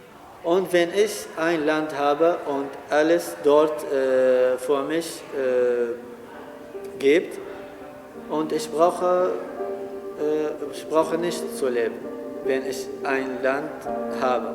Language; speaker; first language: German; non-native, learner; Arabic